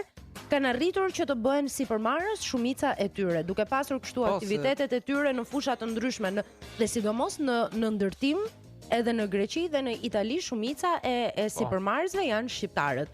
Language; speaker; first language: Albanian; native; Albanian